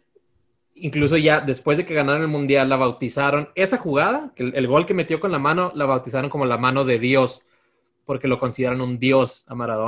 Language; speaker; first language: Spanish; native; Spanish